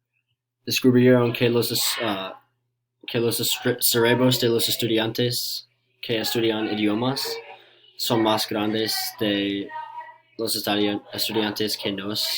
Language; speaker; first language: Spanish; non-native, learner; English